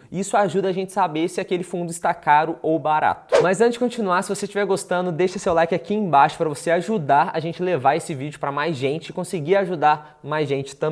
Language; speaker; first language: Portuguese; native; Portuguese